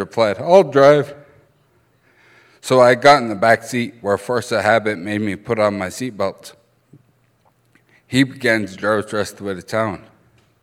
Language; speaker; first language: English; early bilingual, other home language; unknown